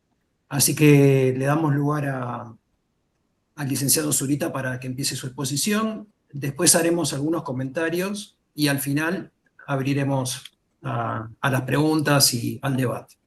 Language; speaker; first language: Spanish; native; Spanish